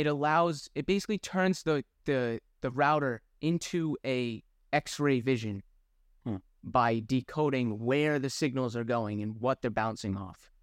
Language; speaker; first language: English; native; English